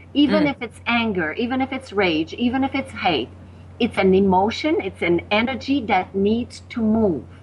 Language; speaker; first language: English; non-native, fluent; French